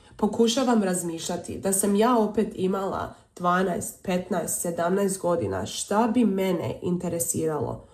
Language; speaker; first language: Serbian; early bilingual, heritage; Croatian